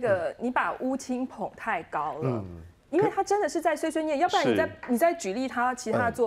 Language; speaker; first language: Chinese; native; Chinese